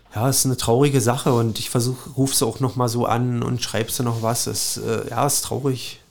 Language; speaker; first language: German; native; German